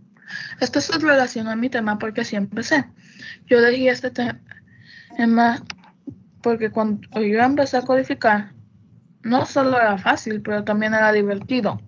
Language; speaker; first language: Spanish; early bilingual, heritage; Spanish